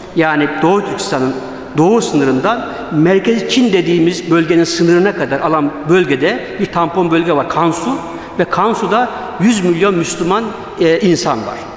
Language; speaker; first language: Turkish; early bilingual, other home language; Uyghur